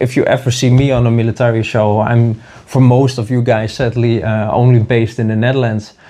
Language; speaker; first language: English; non-native, fluent; Dutch